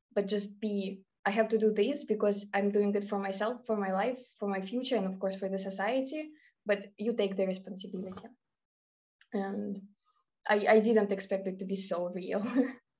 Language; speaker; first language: English; non-native, fluent; Russian